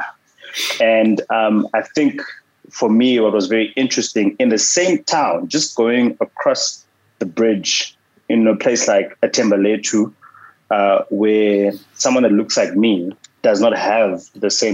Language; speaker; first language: English; non-native, local second language; Xhosa